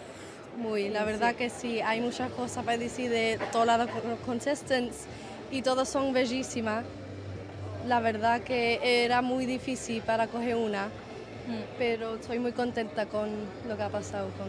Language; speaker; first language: Spanish; non-native, learner; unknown